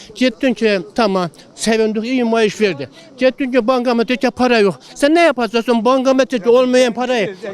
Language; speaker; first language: Turkish; native; Turkish